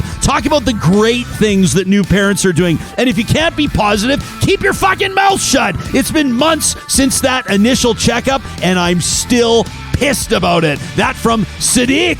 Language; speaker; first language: English; native; English